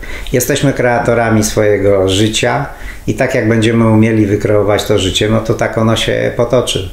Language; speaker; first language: Polish; native; Polish